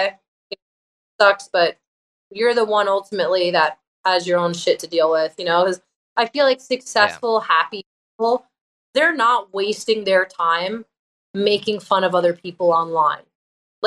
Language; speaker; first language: English; native; English